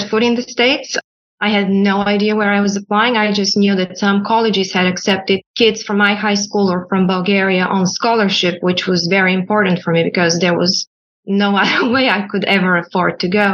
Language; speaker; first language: English; non-native, fluent; Bulgarian